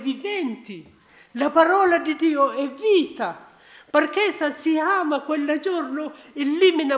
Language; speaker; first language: Italian; non-native, learner; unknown